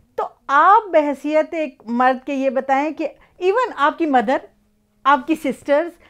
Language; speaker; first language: Urdu; native; Urdu